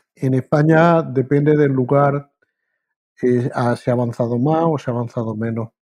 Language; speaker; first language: Spanish; native; Spanish